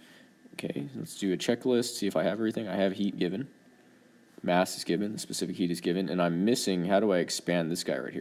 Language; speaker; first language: English; native; English